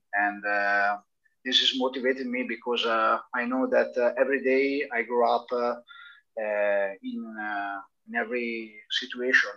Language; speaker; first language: English; non-native, learner; Italian